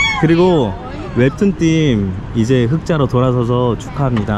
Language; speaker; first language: Korean; native; Korean